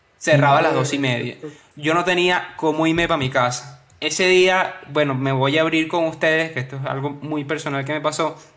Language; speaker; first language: Spanish; native; Spanish